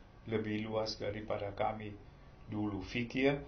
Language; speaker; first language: Indonesian; non-native, fluent; German